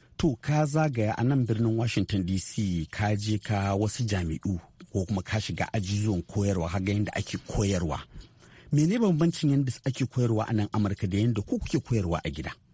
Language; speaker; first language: Hausa; native; Hausa